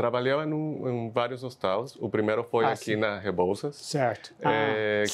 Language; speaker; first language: Portuguese; non-native, fluent; Spanish